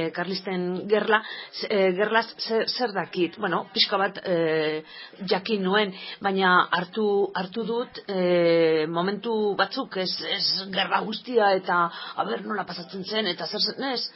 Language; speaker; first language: Basque; non-native, local second language; Spanish